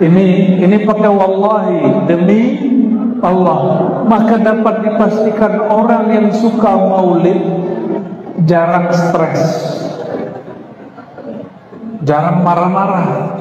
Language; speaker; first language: Indonesian; native; Indonesian